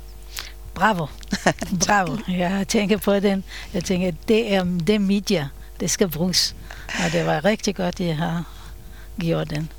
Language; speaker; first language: Danish; non-native, fluent; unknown